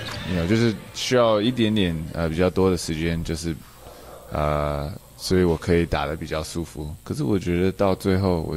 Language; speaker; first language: Chinese; early bilingual, heritage; English